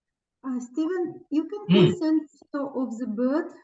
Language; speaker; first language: English; non-native, learner; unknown